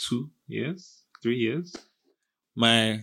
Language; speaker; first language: English; non-native, local second language; Igbo